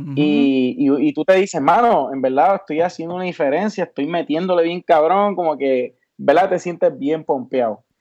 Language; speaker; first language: Spanish; native; Spanish